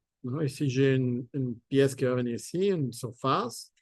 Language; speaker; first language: French; non-native, fluent; Spanish